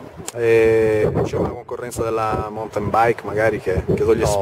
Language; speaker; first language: Italian; native; Italian